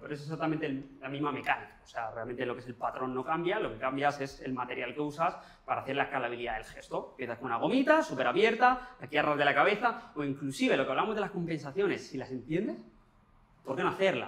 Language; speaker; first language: Spanish; native; Spanish